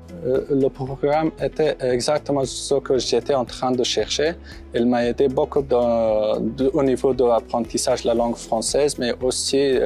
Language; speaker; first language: French; non-native, fluent; Persian